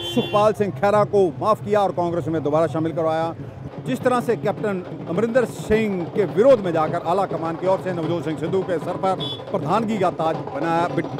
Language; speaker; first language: Hindi; non-native, local second language; Punjabi